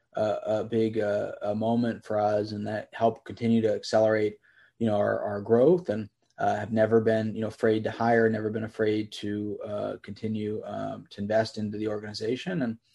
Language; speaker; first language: English; native; English